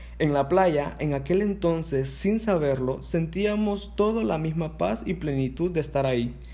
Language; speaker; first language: Spanish; non-native, local second language; English